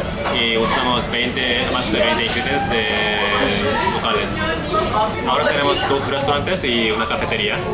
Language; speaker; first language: Spanish; non-native, fluent; Korean